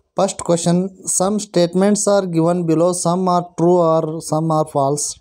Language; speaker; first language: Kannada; native; Kannada